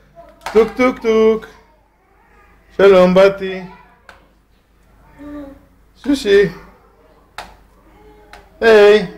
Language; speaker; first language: Hebrew; native; Hebrew